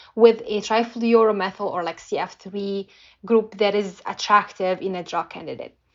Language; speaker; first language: English; non-native, fluent; Arabic